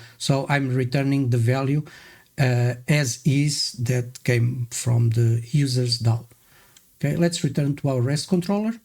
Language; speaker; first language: English; non-native, fluent; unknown